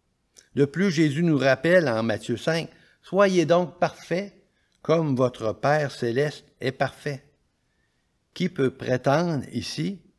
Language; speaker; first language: French; native; French